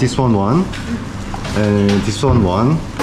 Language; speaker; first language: English; non-native, learner; Korean